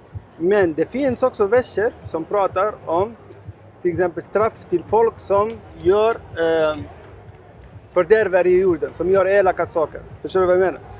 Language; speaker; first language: Swedish; non-native, learner; Arabic